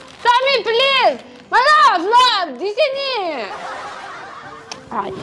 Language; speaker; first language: Indonesian; non-native, learner; Russian